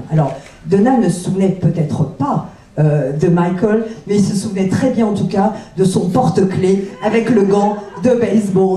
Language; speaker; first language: French; native; French